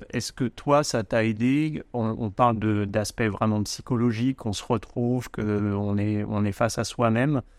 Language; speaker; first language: French; native; French